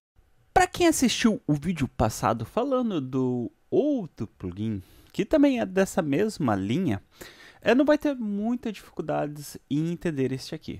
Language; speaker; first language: Portuguese; native; Portuguese